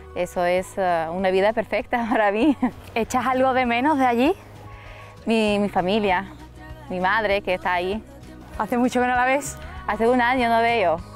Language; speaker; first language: Spanish; non-native, fluent; Lithuanian